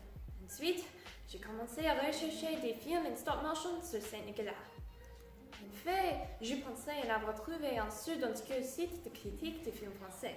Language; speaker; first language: French; non-native, learner; English